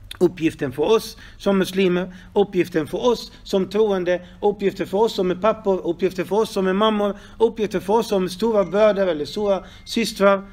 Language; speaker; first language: Swedish; non-native, fluent; Arabic